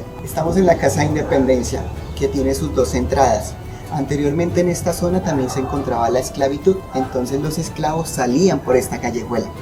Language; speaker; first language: Spanish; native; Spanish